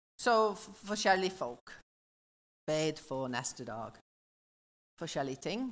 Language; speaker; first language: Norwegian; non-native, learner; English